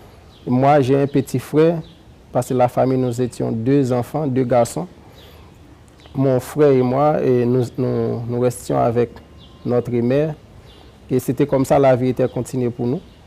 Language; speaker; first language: French; non-native, local second language; Haitian Creole